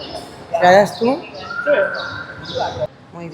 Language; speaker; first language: Spanish; native; Spanish